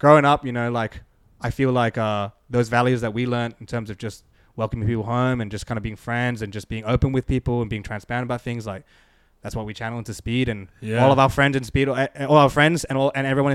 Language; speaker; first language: English; native; English